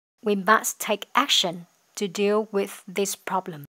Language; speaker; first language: English; non-native, fluent; Vietnamese